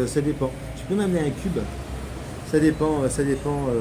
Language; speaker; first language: French; native; French